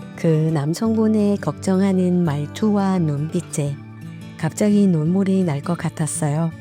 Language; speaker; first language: Korean; non-native, fluent; Vietnamese